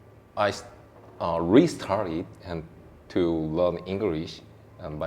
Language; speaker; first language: English; non-native, learner; Korean